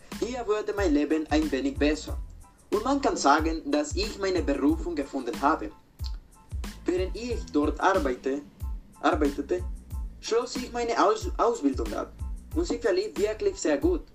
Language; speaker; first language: German; non-native, learner; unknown